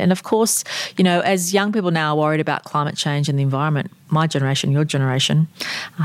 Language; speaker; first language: English; non-native, local second language; Armenian